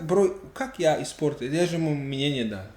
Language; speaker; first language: Russian; non-native, learner; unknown